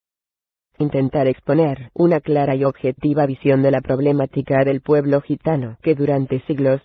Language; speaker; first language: Spanish; native; Spanish